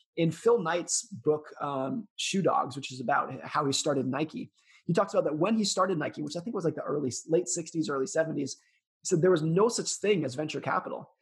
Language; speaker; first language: English; native; English